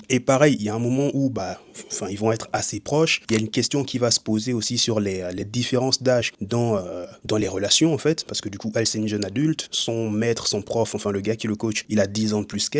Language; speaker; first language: French; native; French